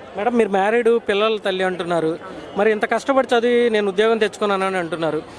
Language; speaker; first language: Telugu; native; Telugu